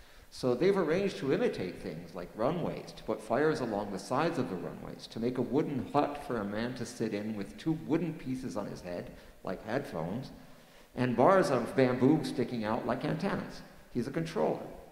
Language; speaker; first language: English; non-native, fluent; Portuguese